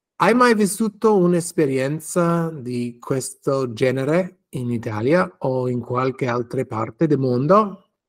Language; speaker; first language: Italian; non-native, learner; English